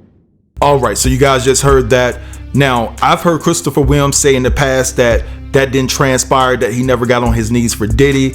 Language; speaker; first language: English; native; English